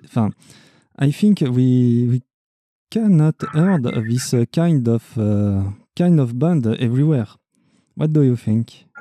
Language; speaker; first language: English; non-native, learner; French